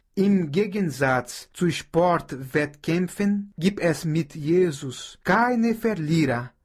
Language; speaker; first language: German; non-native, fluent; Portuguese